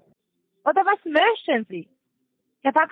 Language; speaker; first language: German; non-native, learner; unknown